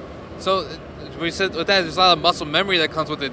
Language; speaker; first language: English; native; English